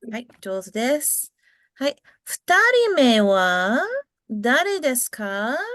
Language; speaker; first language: Japanese; non-native, fluent; English